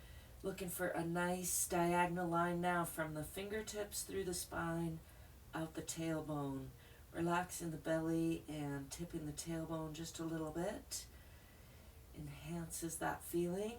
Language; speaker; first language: English; native; English